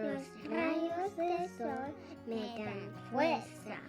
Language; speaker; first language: Spanish; non-native, learner; English